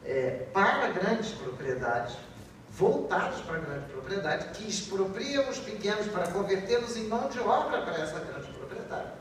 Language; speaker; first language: Portuguese; native; Portuguese